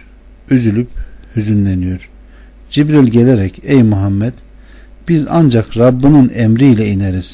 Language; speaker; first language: Turkish; native; Turkish